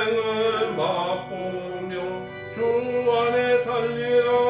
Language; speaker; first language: Korean; native; Korean